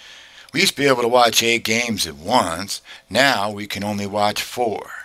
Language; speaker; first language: English; native; English